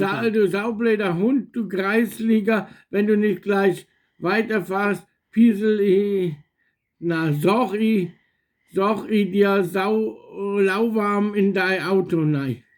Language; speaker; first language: German; native; German